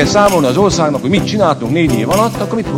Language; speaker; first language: Hungarian; native; Hungarian